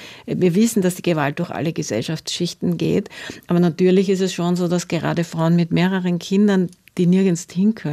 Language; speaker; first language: German; native; German